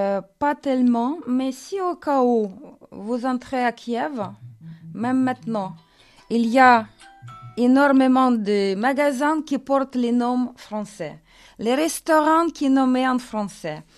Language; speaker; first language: French; non-native, fluent; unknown